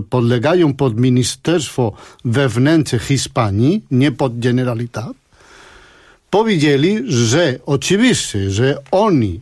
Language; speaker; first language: Polish; non-native, fluent; Spanish